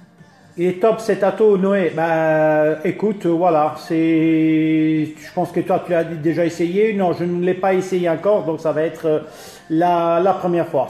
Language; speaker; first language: French; early bilingual, other home language; Italian